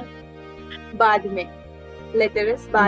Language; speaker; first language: Hindi; native; Hindi